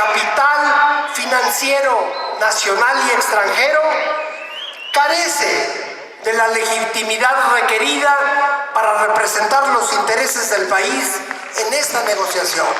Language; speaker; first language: Spanish; native; Spanish